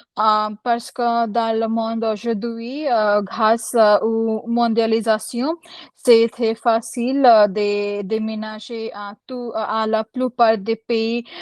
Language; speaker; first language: French; non-native, learner; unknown